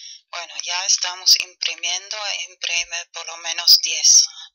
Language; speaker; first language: Spanish; non-native, fluent; German